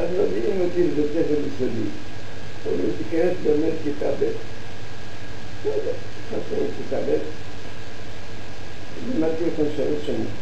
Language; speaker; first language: Hebrew; early bilingual, other home language; Arabic